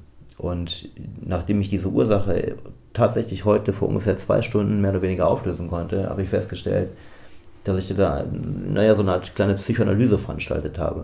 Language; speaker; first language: German; native; German